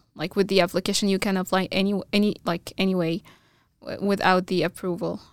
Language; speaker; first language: English; non-native, fluent; Arabic